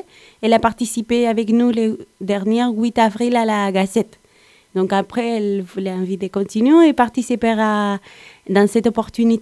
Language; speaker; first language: French; non-native, learner; Spanish